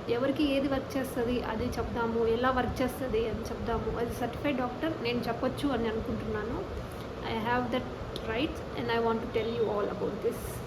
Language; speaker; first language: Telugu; non-native, local second language; Rajasthani